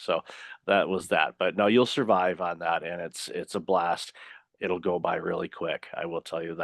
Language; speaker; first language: English; native; English